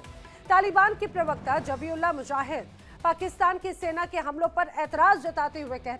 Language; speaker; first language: Hindi; native; Hindi